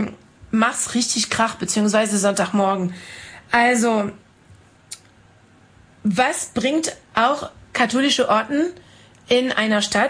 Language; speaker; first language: German; non-native, fluent; French